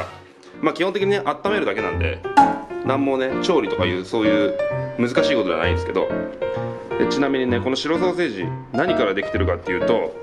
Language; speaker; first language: Japanese; native; Japanese